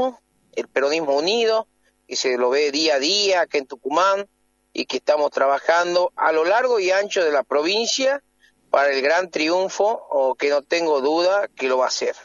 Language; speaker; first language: Spanish; native; Spanish